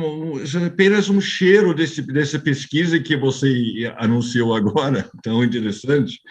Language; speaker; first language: Portuguese; non-native, fluent; English